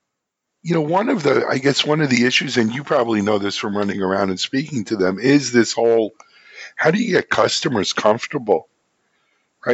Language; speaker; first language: English; native; English